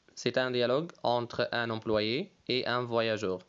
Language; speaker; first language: French; non-native, fluent; Arabic